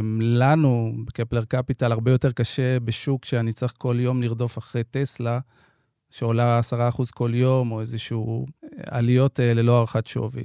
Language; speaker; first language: Hebrew; native; Hebrew